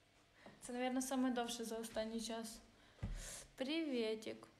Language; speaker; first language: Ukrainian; non-native, local second language; Russian